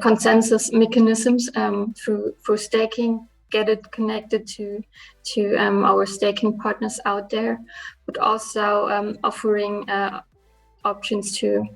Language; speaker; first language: English; non-native, fluent; German